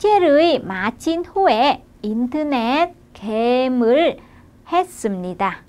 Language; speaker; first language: Korean; non-native, fluent; Vietnamese